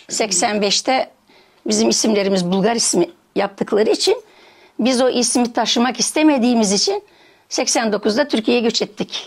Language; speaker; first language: Turkish; early bilingual, heritage; Turkish